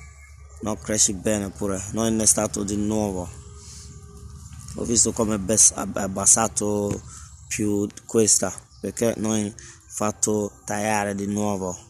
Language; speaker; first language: Italian; non-native, learner; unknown